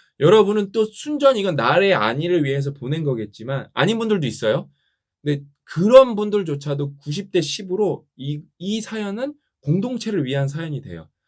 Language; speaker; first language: Korean; native; Korean